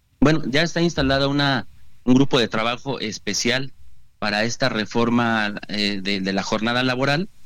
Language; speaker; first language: Spanish; native; Spanish